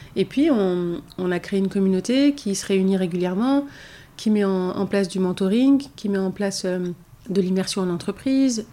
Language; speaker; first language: French; native; French